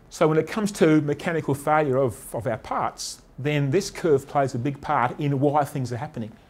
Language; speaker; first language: English; native; English